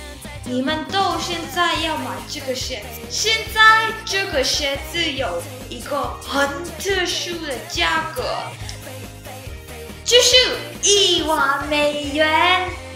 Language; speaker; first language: Chinese; non-native, learner; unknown